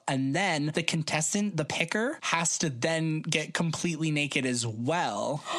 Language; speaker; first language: English; native; English